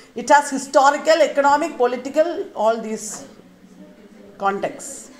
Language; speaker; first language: English; non-native, local second language; Malayalam